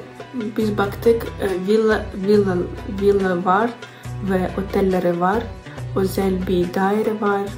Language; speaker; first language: Turkish; non-native, learner; Ukrainian